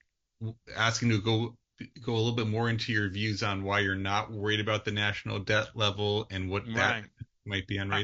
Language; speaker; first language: English; native; English